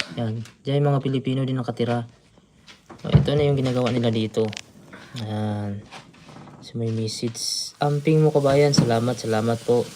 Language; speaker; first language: Filipino; native; Filipino